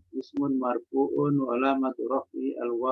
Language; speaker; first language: Arabic; non-native, fluent; Indonesian